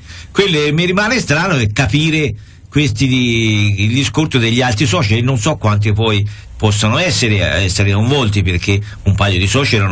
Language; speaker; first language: Italian; native; Italian